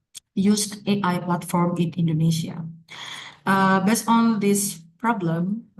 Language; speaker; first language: English; non-native, fluent; Indonesian